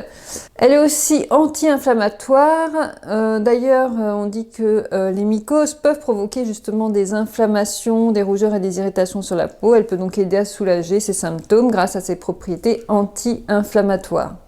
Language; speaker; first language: French; native; French